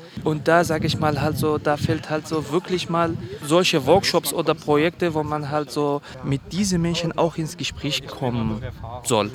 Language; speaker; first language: German; non-native, fluent; Kurdish